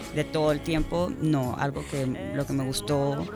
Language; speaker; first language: Spanish; native; Spanish